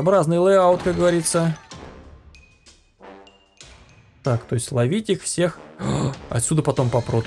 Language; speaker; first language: Russian; native; Russian